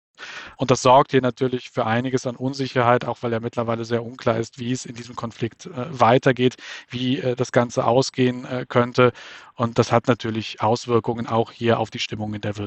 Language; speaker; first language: German; native; German